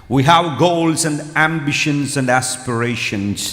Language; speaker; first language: English; non-native, local second language; Telugu